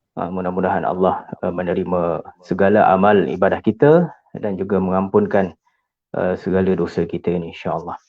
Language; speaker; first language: Malay; native; Malay